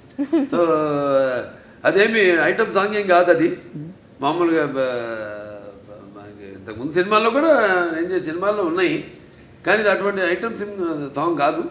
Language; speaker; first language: Telugu; native; Telugu